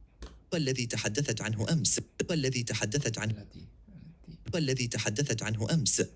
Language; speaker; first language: Arabic; non-native, learner; English